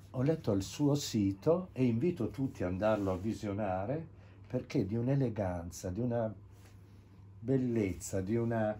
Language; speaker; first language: Italian; native; Italian